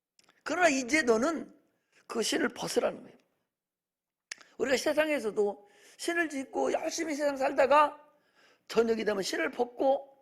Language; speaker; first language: Korean; native; Korean